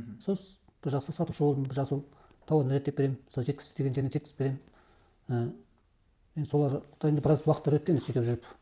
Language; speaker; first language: Kazakh; early bilingual, heritage; Kazakh